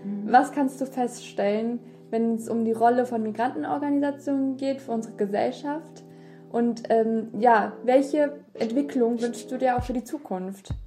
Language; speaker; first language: German; early bilingual, other home language; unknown